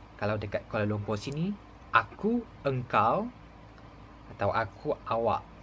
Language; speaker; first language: Malay; non-native, local second language; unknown